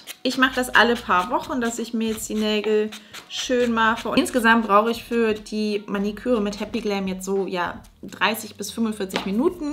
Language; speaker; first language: German; native; German